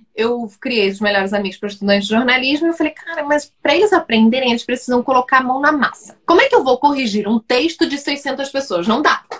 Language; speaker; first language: Portuguese; native; Portuguese